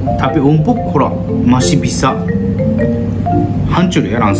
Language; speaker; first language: Indonesian; non-native, learner; Japanese